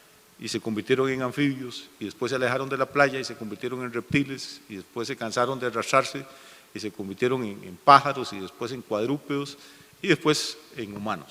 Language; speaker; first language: Spanish; native; Spanish